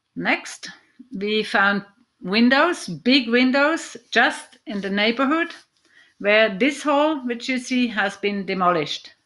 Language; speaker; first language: English; non-native, fluent; German